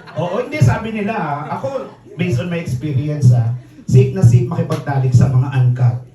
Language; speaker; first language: Filipino; native; Filipino